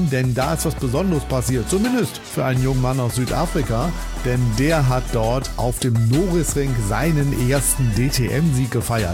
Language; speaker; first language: German; native; German